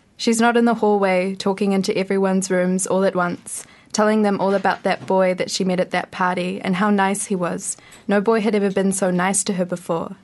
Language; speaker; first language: English; native; English